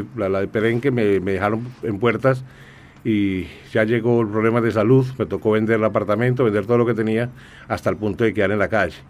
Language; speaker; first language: Spanish; native; Spanish